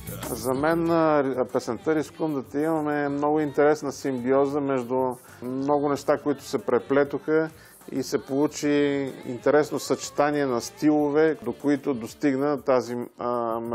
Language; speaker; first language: Bulgarian; native; Bulgarian